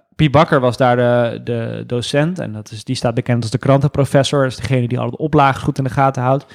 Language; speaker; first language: Dutch; native; Dutch